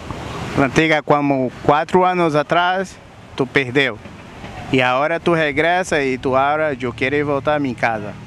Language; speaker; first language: Spanish; non-native, learner; Portuguese